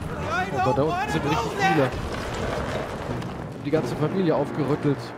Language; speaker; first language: German; native; German